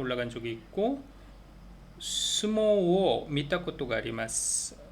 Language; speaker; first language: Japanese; non-native, learner; Korean